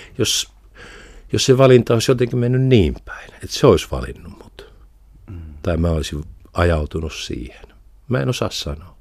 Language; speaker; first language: Finnish; native; Finnish